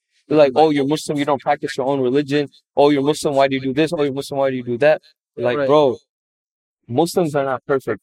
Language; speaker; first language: English; native; English